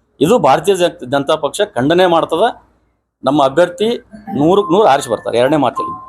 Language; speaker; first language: Kannada; native; Kannada